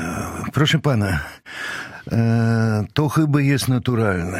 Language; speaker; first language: Polish; non-native, fluent; Russian